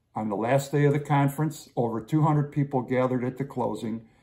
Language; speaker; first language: English; native; English